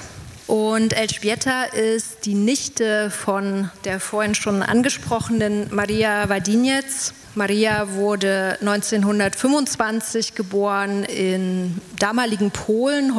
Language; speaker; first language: German; native; German